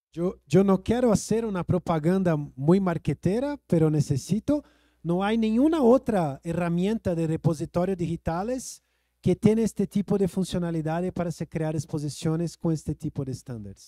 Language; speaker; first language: Spanish; non-native, fluent; Portuguese